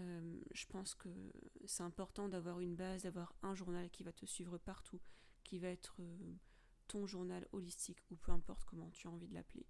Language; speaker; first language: French; native; French